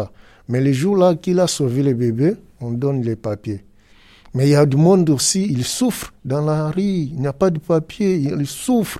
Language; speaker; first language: French; non-native, learner; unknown